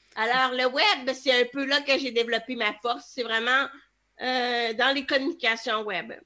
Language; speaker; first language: French; native; French